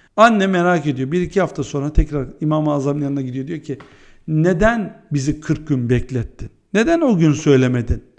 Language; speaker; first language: Turkish; early bilingual, heritage; Turkish